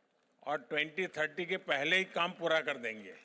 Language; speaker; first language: Hindi; non-native, local second language; Gujarati